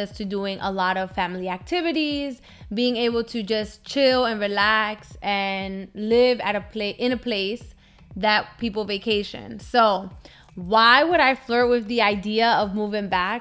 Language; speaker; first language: English; early bilingual, other home language; Spanish